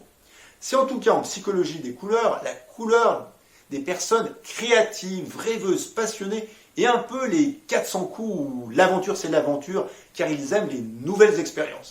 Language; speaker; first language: French; native; French